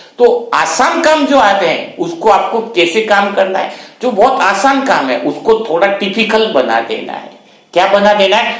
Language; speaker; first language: Hindi; non-native, local second language; Gujarati